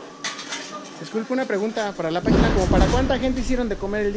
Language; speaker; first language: Spanish; native; Spanish